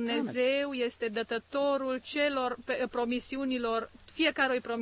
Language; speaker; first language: Romanian; native; Romanian